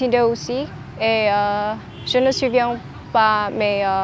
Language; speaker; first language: French; non-native, learner; Vietnamese